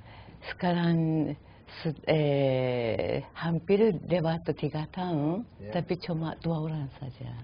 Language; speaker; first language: Indonesian; non-native, fluent; Japanese